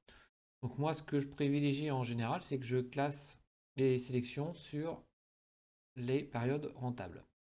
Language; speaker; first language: French; native; French